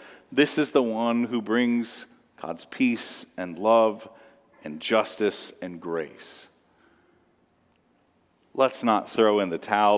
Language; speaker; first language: English; native; English